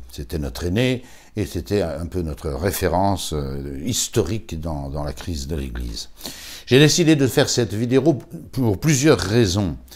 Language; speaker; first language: French; native; French